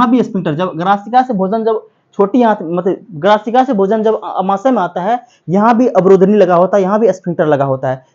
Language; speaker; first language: Hindi; native; Hindi